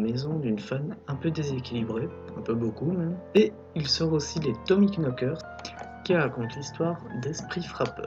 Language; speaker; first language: French; native; French